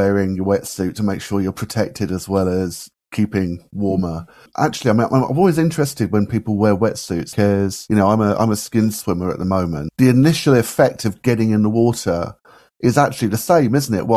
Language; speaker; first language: English; native; English